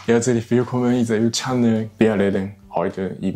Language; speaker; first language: German; non-native, learner; Japanese